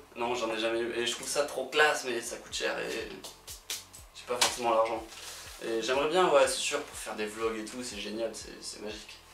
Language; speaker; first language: French; native; French